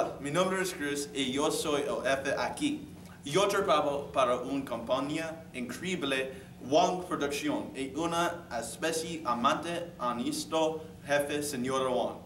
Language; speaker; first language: Spanish; non-native, learner; English